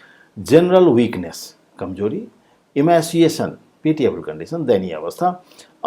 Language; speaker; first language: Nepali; native; Nepali